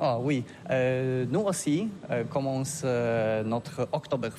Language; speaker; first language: French; non-native, learner; Polish